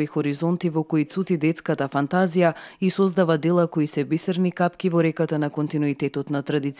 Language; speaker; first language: Macedonian; native; Macedonian